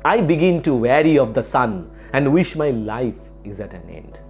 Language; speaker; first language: English; non-native, local second language; Bangla